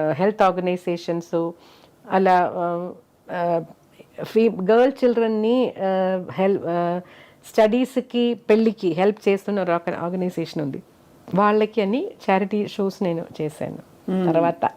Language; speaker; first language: Telugu; non-native, fluent; Malayalam